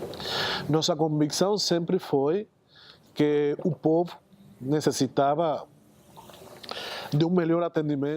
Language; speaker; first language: Portuguese; non-native, fluent; Spanish